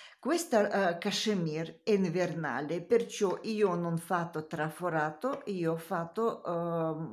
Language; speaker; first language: Italian; non-native, learner; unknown